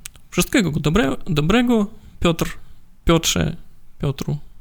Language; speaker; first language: Polish; non-native, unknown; Belarusian